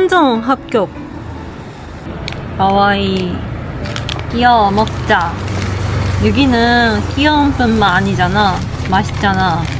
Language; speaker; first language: Korean; non-native, fluent; Japanese